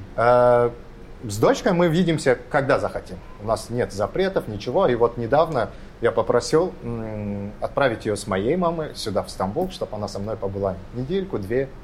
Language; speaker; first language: Russian; non-native, local second language; Kazakh